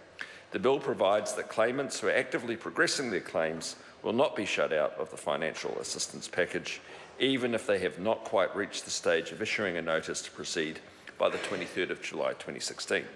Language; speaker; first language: English; native; English